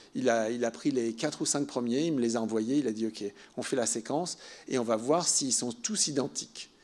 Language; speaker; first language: French; native; French